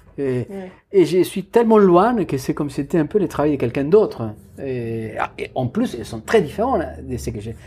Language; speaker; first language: French; non-native, fluent; Spanish